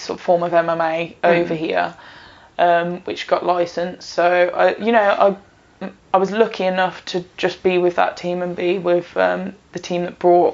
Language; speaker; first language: English; native; English